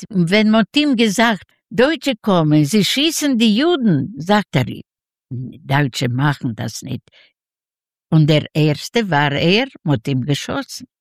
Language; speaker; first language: German; non-native, learner; Yiddish